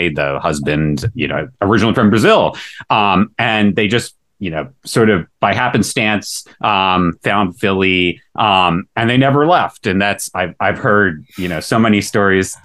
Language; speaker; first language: English; native; English